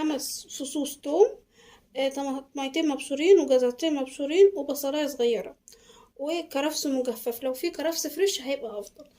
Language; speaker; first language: Arabic; native; Arabic